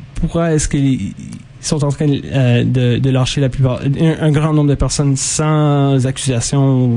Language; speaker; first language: French; native; French